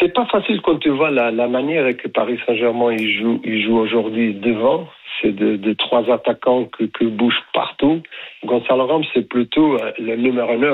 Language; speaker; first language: French; non-native, fluent; Portuguese